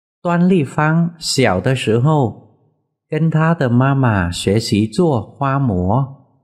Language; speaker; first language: Chinese; non-native, fluent; Vietnamese